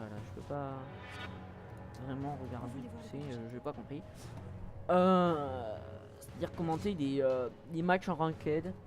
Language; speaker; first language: French; native; French